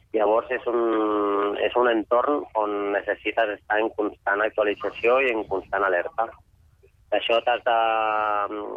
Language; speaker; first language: Catalan; non-native, local second language; Spanish